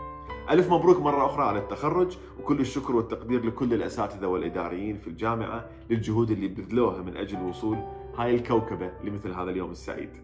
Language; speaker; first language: Arabic; native; Arabic